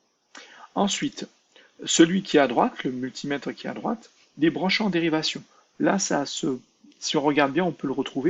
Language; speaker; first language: French; native; French